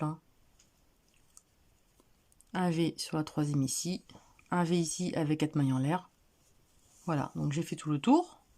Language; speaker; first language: French; native; French